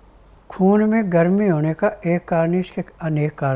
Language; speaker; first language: Hindi; native; Hindi